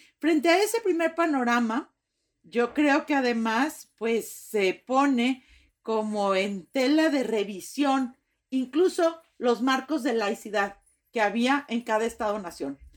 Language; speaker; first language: Spanish; native; Spanish